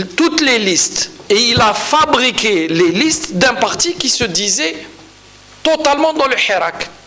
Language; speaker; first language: French; non-native, local second language; Arabic